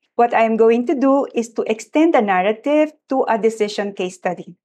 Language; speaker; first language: English; non-native, local second language; Filipino